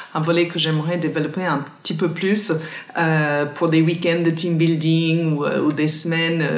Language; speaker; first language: French; non-native, fluent; English